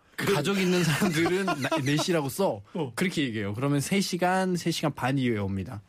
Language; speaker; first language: Korean; non-native, fluent; Nepali